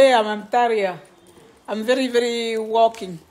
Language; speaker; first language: English; non-native, learner; French